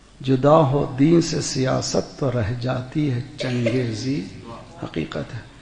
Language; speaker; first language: Urdu; native; Urdu